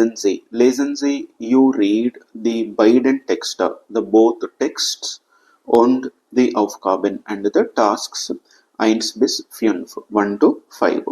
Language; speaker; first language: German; non-native, fluent; Telugu